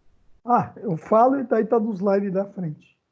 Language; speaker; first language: Portuguese; native; Portuguese